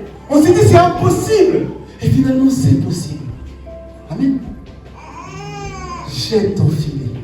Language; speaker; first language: French; native; French